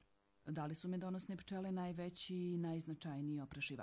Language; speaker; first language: Serbian; native; Serbian